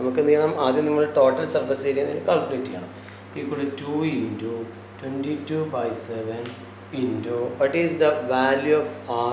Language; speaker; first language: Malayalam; native; Malayalam